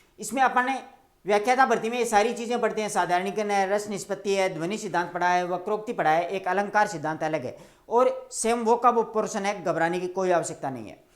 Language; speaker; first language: Hindi; native; Hindi